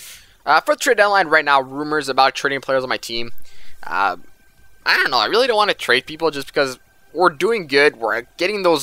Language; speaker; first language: English; native; English